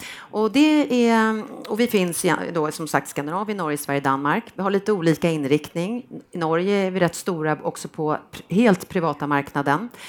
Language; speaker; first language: Swedish; native; Swedish